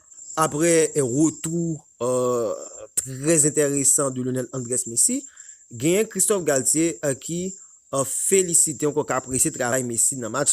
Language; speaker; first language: French; non-native, local second language; Haitian Creole